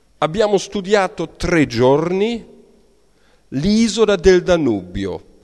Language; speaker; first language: Italian; non-native, fluent; German